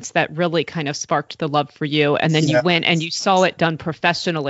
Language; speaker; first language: English; native; English